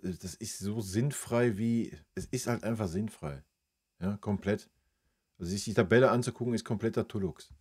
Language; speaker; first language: German; native; German